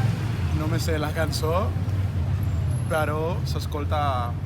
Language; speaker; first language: Catalan; non-native, local second language; Spanish